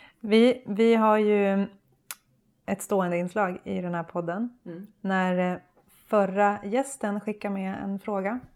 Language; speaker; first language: Swedish; native; Swedish